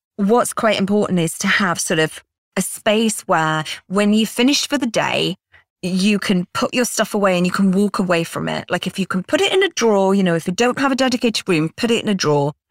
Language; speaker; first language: English; native; English